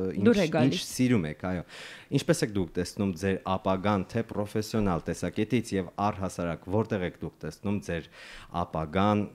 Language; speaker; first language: Armenian; native; Armenian